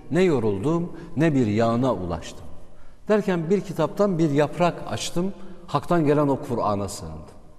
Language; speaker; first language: Turkish; non-native, local second language; Kurdish